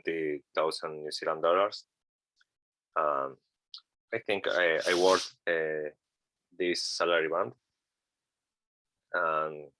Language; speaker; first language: English; non-native, learner; Spanish